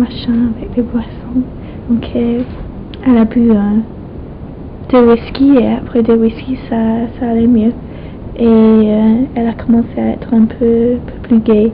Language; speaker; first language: French; non-native, fluent; English